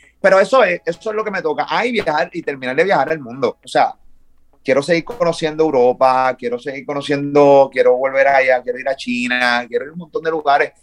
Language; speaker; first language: Spanish; native; Spanish